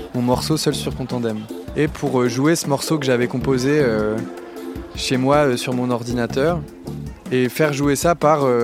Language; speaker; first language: French; native; French